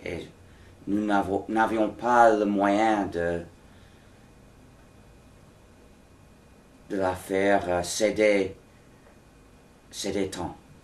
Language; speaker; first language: French; non-native, fluent; English